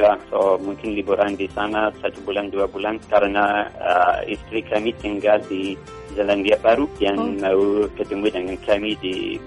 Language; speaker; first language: Indonesian; non-native, learner; English